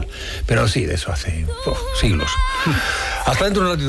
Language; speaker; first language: Spanish; native; Spanish